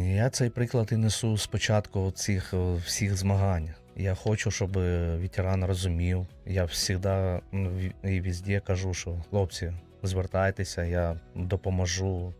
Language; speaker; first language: Ukrainian; native; Ukrainian